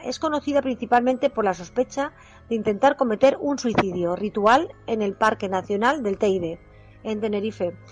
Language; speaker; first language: Spanish; native; Spanish